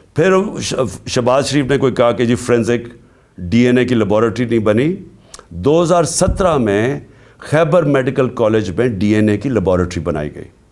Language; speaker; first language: Urdu; native; Urdu